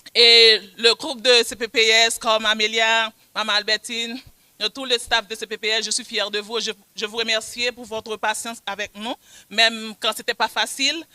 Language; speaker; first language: French; non-native, local second language; Haitian Creole